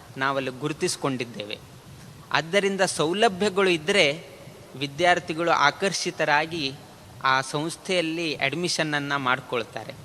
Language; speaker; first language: Kannada; non-native, local second language; Konkani